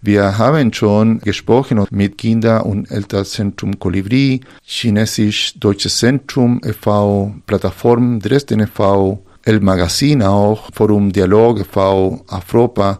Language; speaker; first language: German; non-native, fluent; Spanish